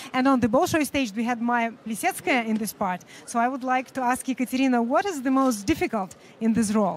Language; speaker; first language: English; non-native, fluent; Russian